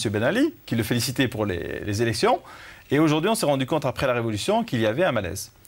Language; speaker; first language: French; native; French